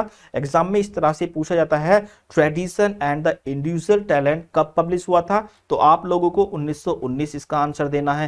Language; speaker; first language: Hindi; native; Hindi